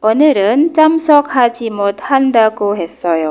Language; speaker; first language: Korean; non-native, learner; Indonesian